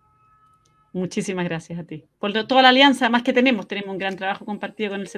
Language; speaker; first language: Spanish; native; Spanish